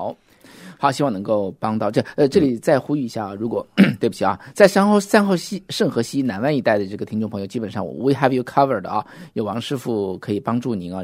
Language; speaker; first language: Chinese; native; Chinese